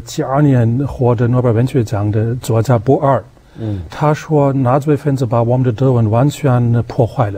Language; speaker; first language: Chinese; non-native, fluent; German